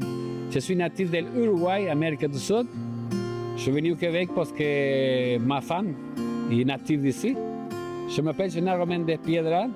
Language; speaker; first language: French; non-native, fluent; Spanish